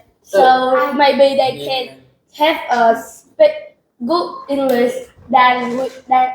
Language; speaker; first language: English; non-native, learner; Vietnamese